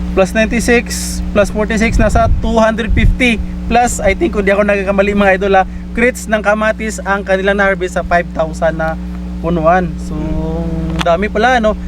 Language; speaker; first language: Filipino; non-native, local second language; Hiligaynon